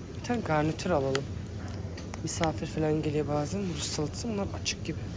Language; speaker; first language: Turkish; early bilingual, heritage; Turkish